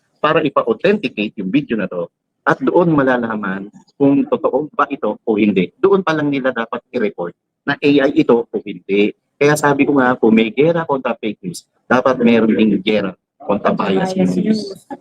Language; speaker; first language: Filipino; native; Filipino